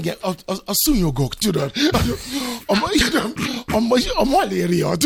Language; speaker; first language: Hungarian; non-native, fluent; Yoruba